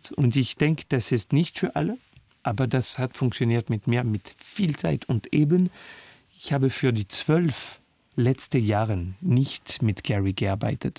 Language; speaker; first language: German; non-native, learner; French